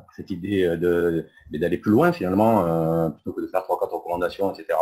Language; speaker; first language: French; native; French